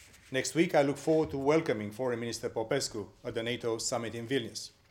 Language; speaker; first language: English; non-native, fluent; Romanian